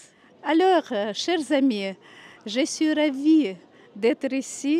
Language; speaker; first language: French; non-native, fluent; Russian